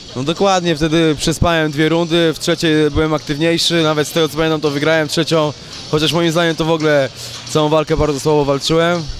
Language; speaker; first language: Polish; native; Polish